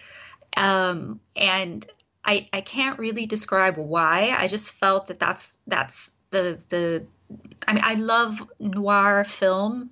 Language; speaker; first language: English; native; English